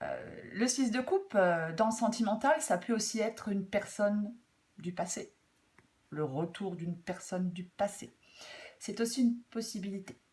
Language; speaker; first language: French; native; French